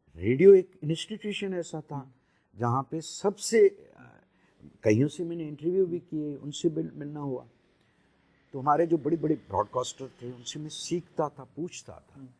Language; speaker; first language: Urdu; non-native, local second language; Sindhi